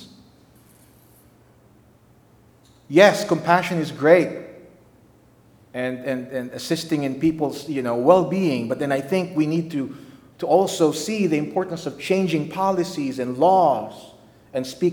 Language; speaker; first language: English; non-native, local second language; Filipino